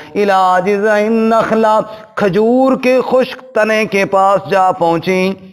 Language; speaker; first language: Urdu; non-native, local second language; Punjabi